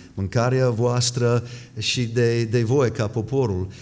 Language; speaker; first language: Romanian; non-native, fluent; English